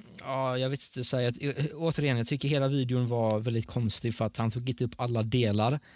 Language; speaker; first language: Swedish; early bilingual, other home language; Persian